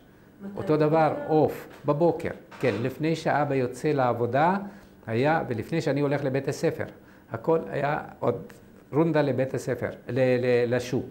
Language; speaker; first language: Hebrew; non-native, fluent; Arabic